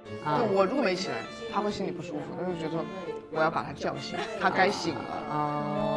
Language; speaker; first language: Chinese; native; Chinese